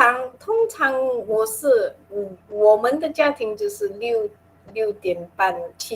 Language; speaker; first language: Chinese; non-native, local second language; Min Nan Chinese